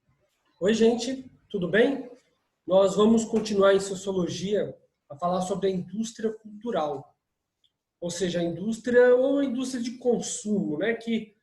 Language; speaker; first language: Portuguese; native; Portuguese